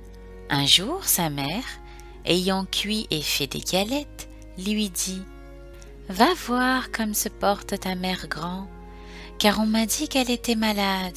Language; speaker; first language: French; native; French